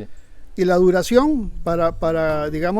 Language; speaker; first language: Spanish; native; Spanish